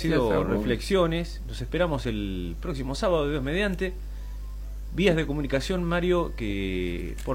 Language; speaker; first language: Spanish; native; Spanish